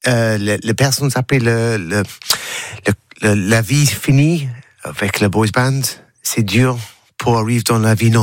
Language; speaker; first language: French; non-native, learner; English